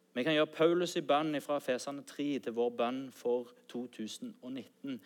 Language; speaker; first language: Norwegian; native; Norwegian